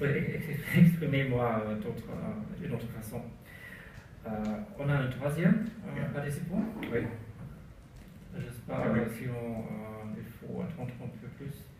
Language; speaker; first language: French; non-native, learner; German